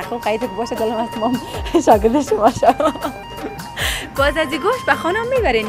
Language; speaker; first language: Persian; native; Persian